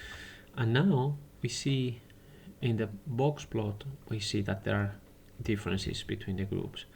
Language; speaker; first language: English; non-native, fluent; Spanish